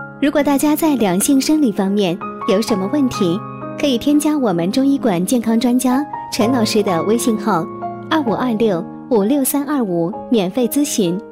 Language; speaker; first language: Chinese; native; Chinese